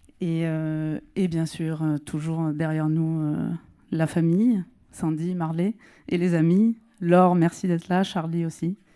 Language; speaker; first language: French; native; French